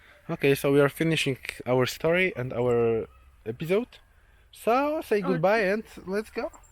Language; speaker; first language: English; non-native, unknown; Polish